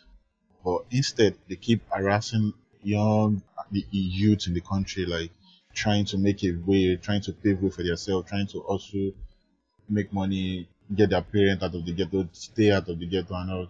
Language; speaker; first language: English; non-native, local second language; Yoruba